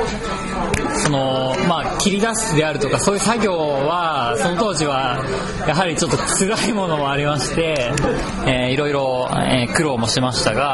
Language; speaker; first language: Japanese; native; Japanese